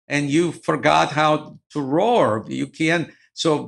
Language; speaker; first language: English; non-native, fluent; Ukrainian